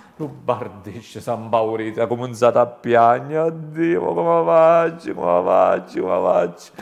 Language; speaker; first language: Italian; native; Italian